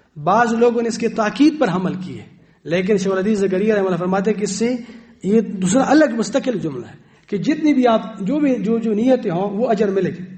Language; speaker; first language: Urdu; non-native, local second language; Pashto